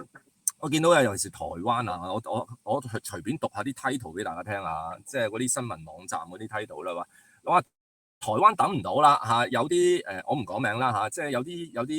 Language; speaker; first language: Cantonese; native; Cantonese